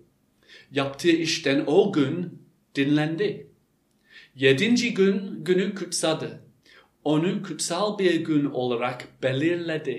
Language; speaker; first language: Turkish; non-native, fluent; English